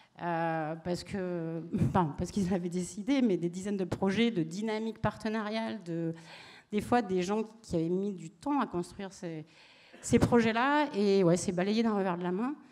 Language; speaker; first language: French; native; French